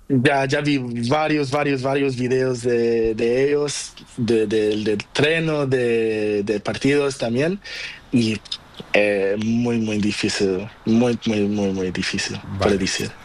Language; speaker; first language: Spanish; non-native, learner; Portuguese